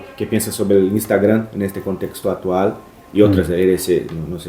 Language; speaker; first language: Spanish; non-native, fluent; Portuguese